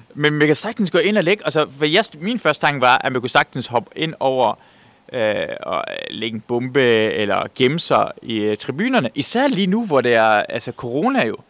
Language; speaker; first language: Danish; non-native, fluent; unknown